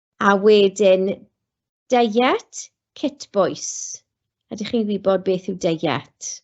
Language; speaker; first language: Welsh; non-native, local second language; English